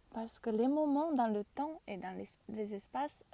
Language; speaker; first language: French; non-native, fluent; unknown